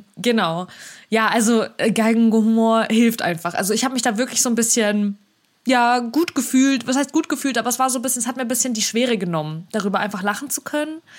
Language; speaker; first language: German; early bilingual, other home language; Russian